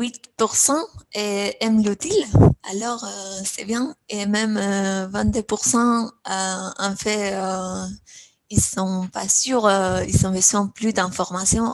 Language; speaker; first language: French; non-native, fluent; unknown